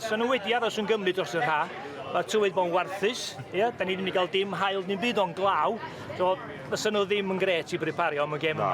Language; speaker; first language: Welsh; native; Welsh